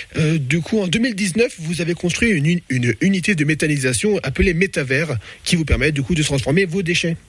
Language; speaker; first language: French; native; French